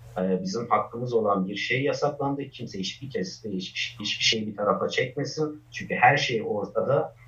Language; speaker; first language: Turkish; non-native, local second language; Kurdish